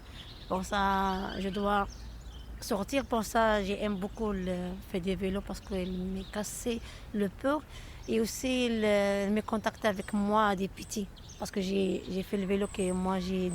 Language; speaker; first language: French; non-native, learner; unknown